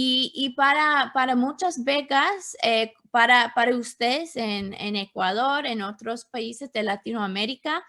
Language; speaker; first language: Spanish; non-native, fluent; English